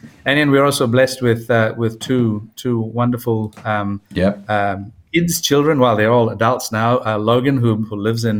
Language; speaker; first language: English; non-native, local second language; Tamil